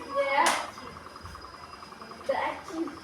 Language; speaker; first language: English; non-native, learner; Indonesian